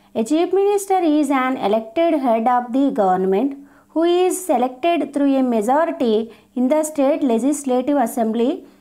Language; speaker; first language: English; non-native, local second language; Telugu